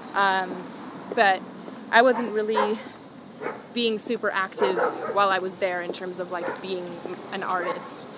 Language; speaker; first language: English; early bilingual, other home language; Spanish